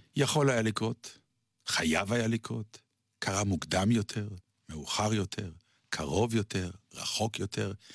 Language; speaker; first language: Hebrew; native; Hebrew